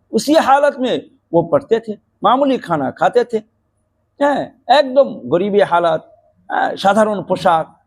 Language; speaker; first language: Urdu; non-native, fluent; Bangla